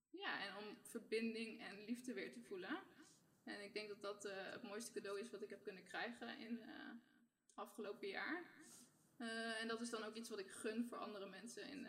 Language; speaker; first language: Dutch; native; Dutch